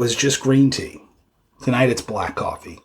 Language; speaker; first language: English; native; English